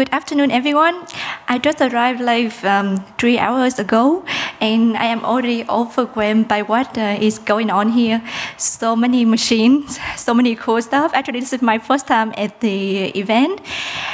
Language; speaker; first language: English; non-native, fluent; Vietnamese